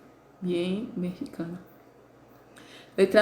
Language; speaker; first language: Spanish; non-native, fluent; Portuguese